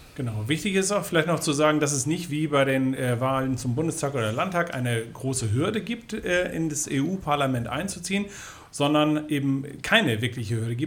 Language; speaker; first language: German; native; German